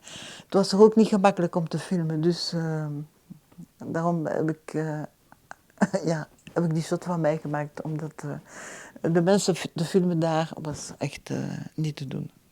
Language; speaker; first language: Dutch; non-native, local second language; French